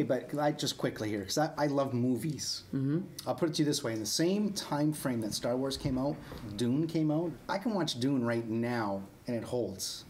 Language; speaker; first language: English; native; English